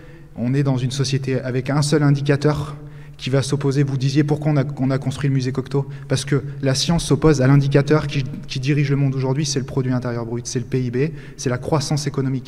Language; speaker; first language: French; native; French